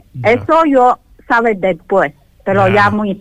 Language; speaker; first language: Spanish; non-native, learner; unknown